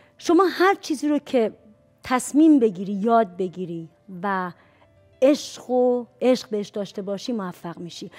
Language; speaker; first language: Persian; native; Persian